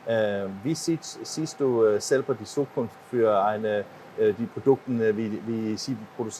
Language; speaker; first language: German; non-native, learner; English